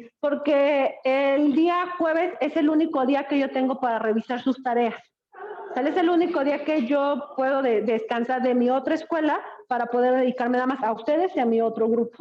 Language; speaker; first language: Spanish; native; Spanish